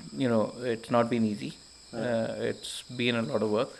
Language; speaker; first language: English; non-native, local second language; Malayalam